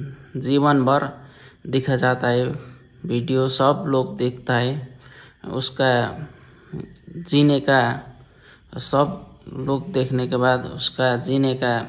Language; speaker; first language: Hindi; non-native, learner; Nepali